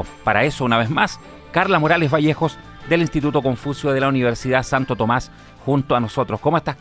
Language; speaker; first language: Spanish; native; Spanish